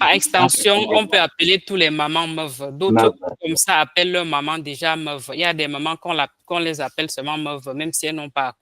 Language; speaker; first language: French; non-native, local second language; Ghomala